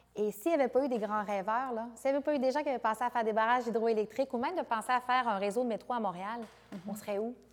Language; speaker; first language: French; native; French